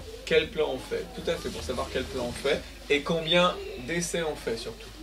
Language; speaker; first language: French; native; French